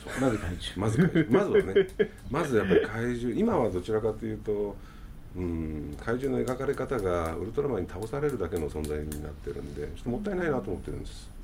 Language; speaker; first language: Japanese; native; Japanese